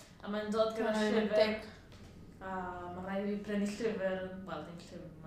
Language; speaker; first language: Welsh; non-native, learner; Spanish